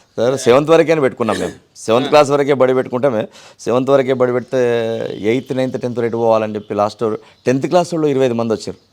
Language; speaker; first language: Telugu; non-native, local second language; Urdu